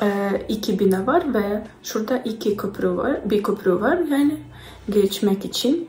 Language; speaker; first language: Turkish; non-native, learner; Ukrainian